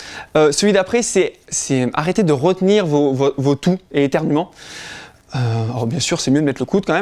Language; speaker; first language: French; native; French